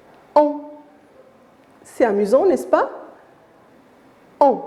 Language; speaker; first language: French; non-native, local second language; Arabic